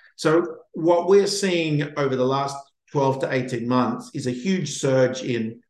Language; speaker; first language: English; native; English